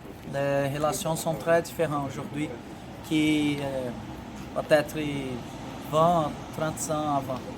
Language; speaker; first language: French; non-native, learner; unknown